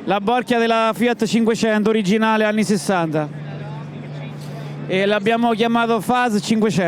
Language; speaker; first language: Italian; native; Italian